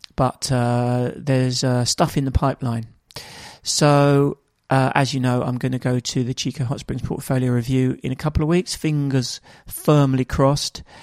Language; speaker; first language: English; native; English